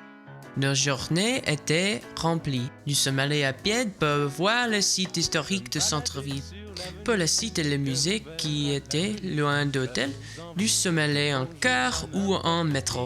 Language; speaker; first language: French; non-native, learner; English